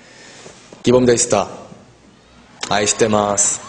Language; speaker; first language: Japanese; non-native, learner; Korean